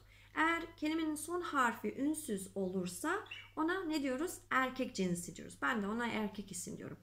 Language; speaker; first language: Turkish; non-native, fluent; Macedonian